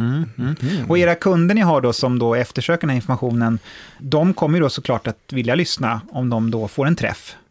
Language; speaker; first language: Swedish; native; Swedish